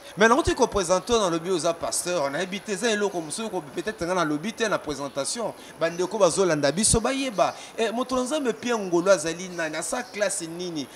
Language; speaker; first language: Lingala; native; Lingala